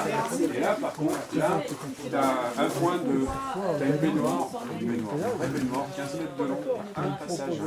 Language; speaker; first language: French; native; French